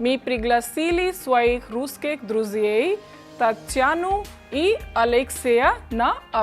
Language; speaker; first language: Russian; non-native, fluent; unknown